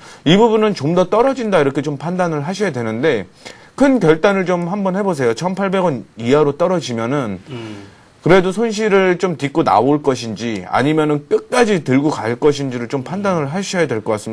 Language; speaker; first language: Korean; native; Korean